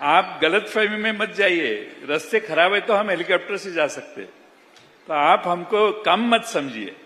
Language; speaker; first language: Hindi; non-native, local second language; Marathi